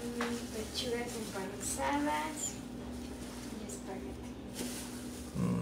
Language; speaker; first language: Spanish; native; Spanish